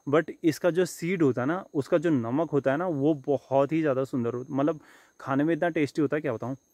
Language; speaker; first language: Hindi; native; Hindi